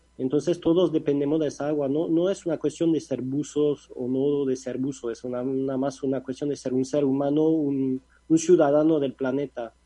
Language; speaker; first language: Spanish; non-native, fluent; French